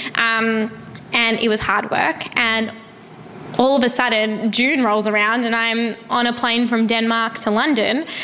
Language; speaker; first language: English; native; English